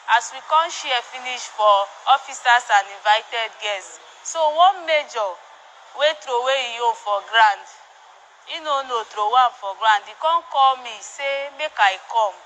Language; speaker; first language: Nigerian Pidgin; native; Nigerian Pidgin